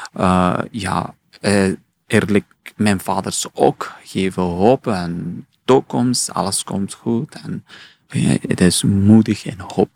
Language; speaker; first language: Dutch; non-native, learner; Persian